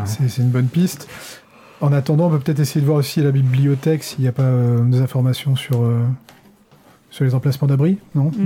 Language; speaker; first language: French; native; French